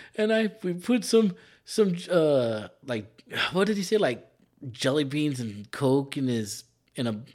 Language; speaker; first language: English; early bilingual, other home language; Spanish